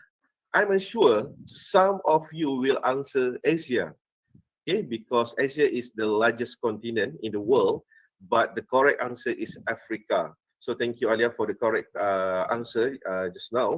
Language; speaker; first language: English; non-native, fluent; Malay